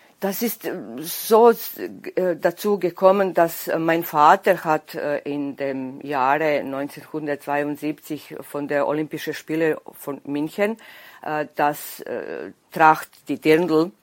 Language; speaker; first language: German; non-native, local second language; Serbian